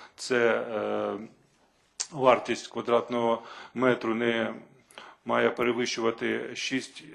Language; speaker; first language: Ukrainian; non-native, local second language; Russian